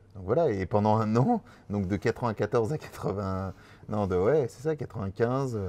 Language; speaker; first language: French; native; French